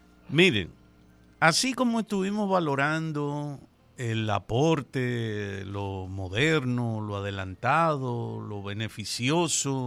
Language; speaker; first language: Spanish; native; Spanish